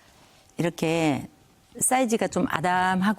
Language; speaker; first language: Korean; native; Korean